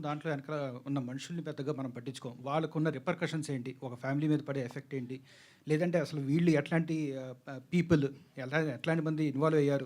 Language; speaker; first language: Telugu; native; Telugu